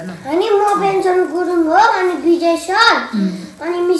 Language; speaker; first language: Nepali; early bilingual, heritage; Nepali